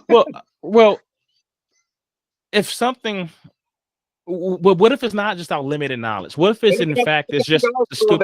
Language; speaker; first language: English; native; English